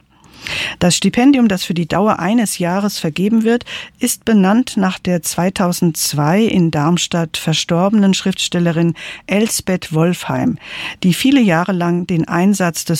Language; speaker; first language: German; native; German